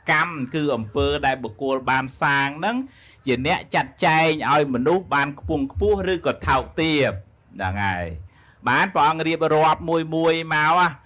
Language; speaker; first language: Khmer; native; Khmer